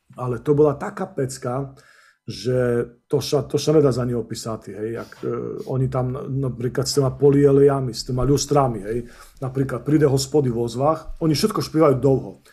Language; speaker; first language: Slovak; non-native, local second language; Rusyn